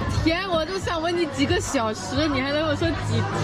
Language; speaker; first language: Chinese; native; Chinese